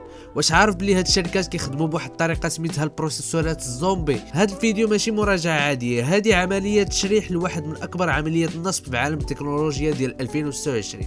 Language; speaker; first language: Arabic; native; Arabic